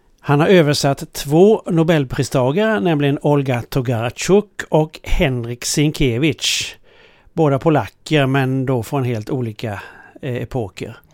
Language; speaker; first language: Swedish; native; Swedish